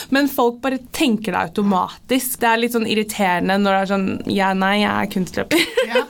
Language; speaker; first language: Norwegian; early bilingual, other home language; English